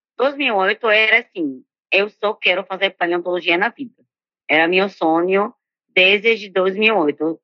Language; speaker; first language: Portuguese; non-native, fluent; Arabic